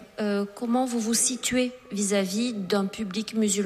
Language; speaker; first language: French; native; French